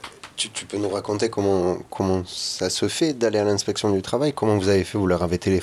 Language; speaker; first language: French; native; French